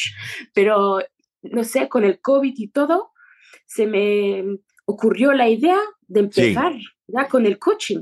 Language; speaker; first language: Spanish; non-native, fluent; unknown